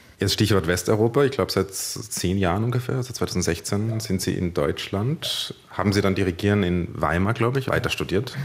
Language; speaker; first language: German; native; German